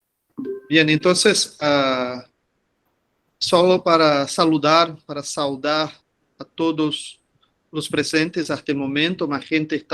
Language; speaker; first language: Spanish; non-native, fluent; Portuguese